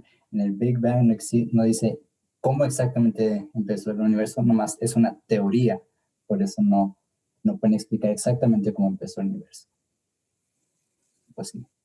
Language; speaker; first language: Spanish; early bilingual, heritage; English